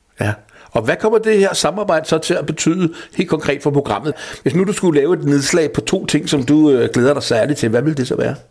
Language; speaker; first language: Danish; native; Danish